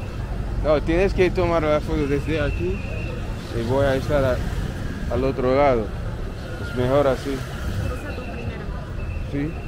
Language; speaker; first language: Spanish; non-native, learner; English